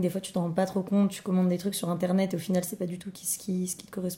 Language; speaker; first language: French; native; French